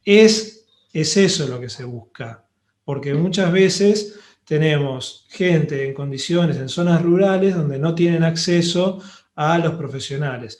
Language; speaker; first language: Spanish; native; Spanish